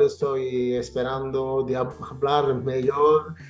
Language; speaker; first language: Spanish; non-native, learner; Italian